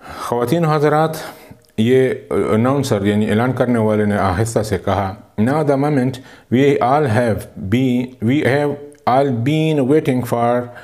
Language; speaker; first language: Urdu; non-native, local second language; Pashto